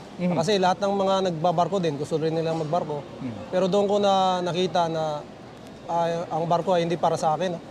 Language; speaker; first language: Filipino; non-native, local second language; Cebuano